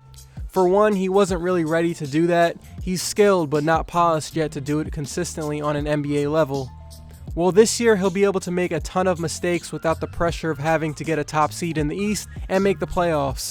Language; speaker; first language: English; native; English